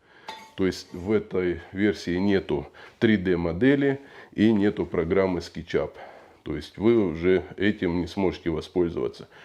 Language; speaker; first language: Russian; native; Russian